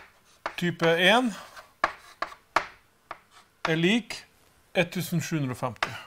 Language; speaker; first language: Norwegian; native; Norwegian